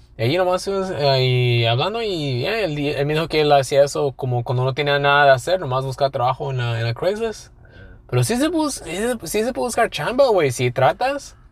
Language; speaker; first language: Spanish; early bilingual, other home language; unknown